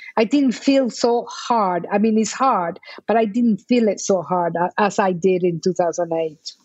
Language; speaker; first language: English; non-native, fluent; Spanish